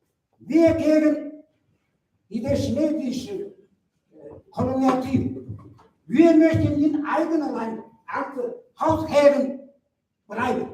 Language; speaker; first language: German; non-native, learner; Mongolian